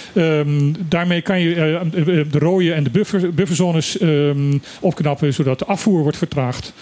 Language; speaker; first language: Dutch; non-native, local second language; Papiamento